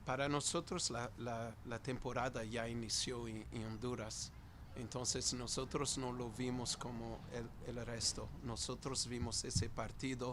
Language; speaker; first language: Spanish; non-native, fluent; Portuguese